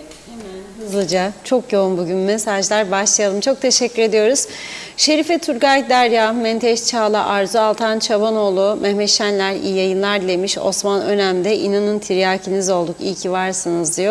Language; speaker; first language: Turkish; native; Turkish